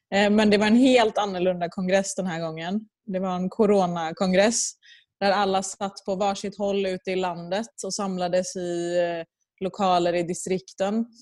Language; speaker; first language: Swedish; early bilingual, other home language; Persian